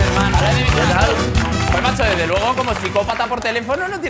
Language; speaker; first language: Spanish; native; Spanish